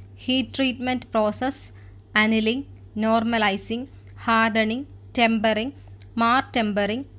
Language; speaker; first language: English; non-native, local second language; Malayalam